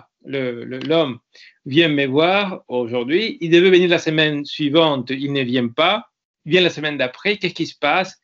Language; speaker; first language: French; non-native, fluent; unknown